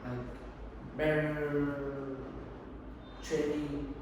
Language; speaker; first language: English; non-native, learner; Vietnamese